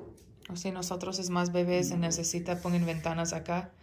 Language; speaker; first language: Spanish; non-native, learner; English